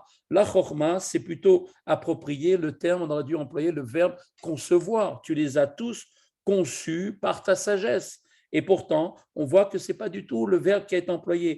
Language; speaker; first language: French; native; French